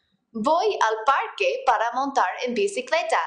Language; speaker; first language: Spanish; non-native, fluent; English